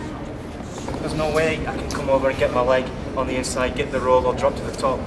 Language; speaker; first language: English; native; English